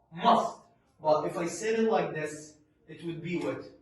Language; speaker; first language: English; non-native, fluent; Arabic